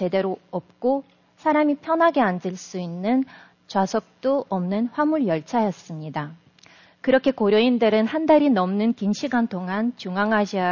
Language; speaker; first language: Korean; non-native, fluent; Russian